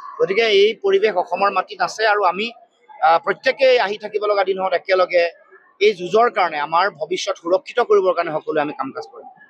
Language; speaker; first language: Assamese; native; Assamese